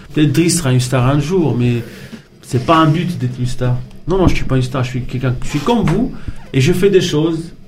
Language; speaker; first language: French; non-native, local second language; Arabic